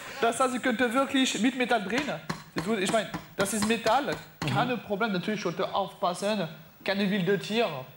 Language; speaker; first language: German; non-native, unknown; French